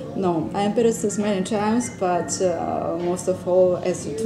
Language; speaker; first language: English; non-native, learner; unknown